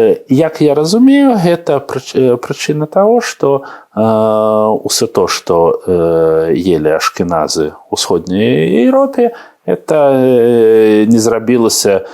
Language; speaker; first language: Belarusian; non-native, learner; Russian